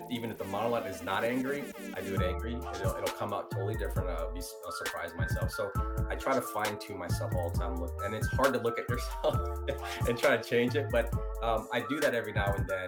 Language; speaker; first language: English; early bilingual, other home language; Italian